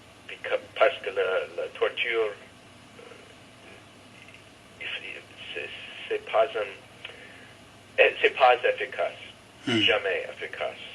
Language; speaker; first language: French; non-native, fluent; English